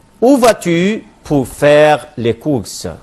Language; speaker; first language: French; non-native, fluent; Arabic